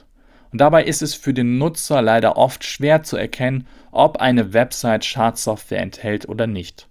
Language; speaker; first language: German; native; German